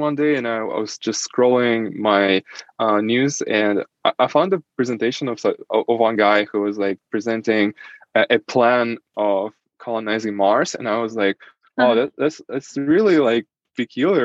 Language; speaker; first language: English; non-native, fluent; Russian